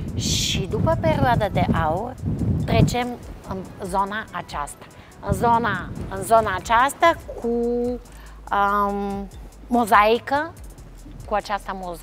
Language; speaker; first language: Romanian; non-native, fluent; Bulgarian